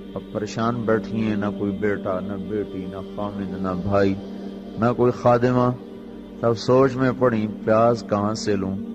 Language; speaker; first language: Urdu; non-native, local second language; Punjabi